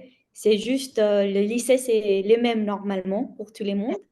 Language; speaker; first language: French; non-native, learner; English